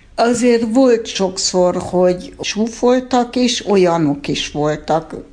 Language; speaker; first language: Hungarian; early bilingual, heritage; Hungarian